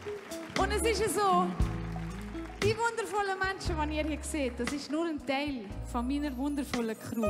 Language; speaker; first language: German; native; German